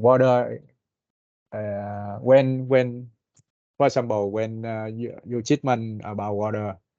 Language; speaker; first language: English; non-native, learner; Vietnamese